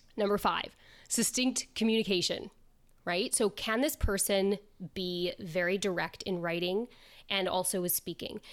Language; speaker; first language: English; native; English